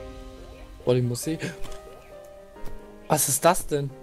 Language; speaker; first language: German; native; German